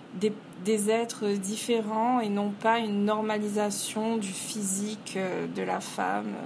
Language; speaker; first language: French; native; French